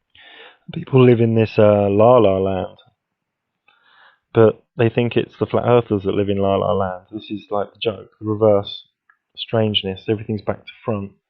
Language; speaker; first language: English; native; English